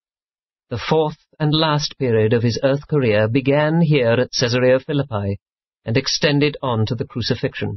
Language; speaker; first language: English; native; English